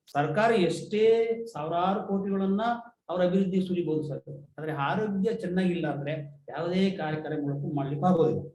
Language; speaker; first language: Kannada; non-native, local second language; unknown